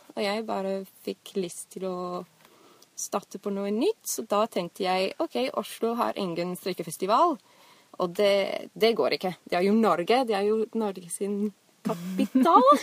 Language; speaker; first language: Norwegian; non-native, fluent; English